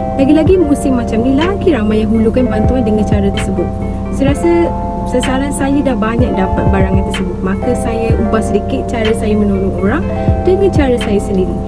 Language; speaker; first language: Malay; native; Malay